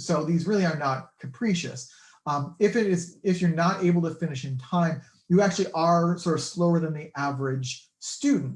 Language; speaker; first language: English; native; English